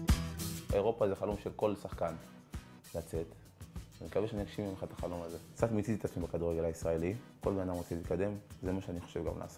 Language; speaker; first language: Hebrew; native; Hebrew